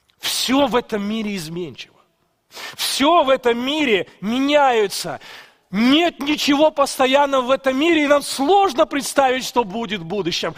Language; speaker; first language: Russian; native; Russian